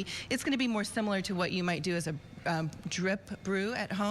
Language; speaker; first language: English; native; English